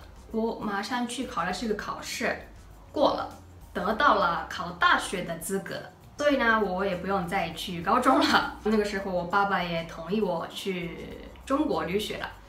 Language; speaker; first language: Chinese; non-native, fluent; Japanese